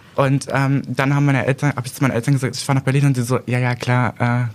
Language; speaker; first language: German; native; German